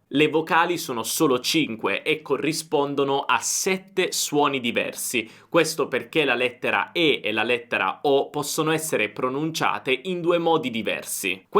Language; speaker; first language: Italian; native; Italian